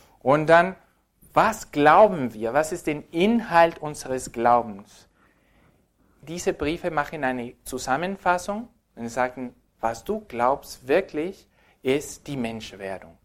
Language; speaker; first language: German; non-native, fluent; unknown